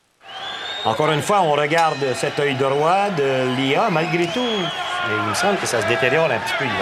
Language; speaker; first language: French; native; French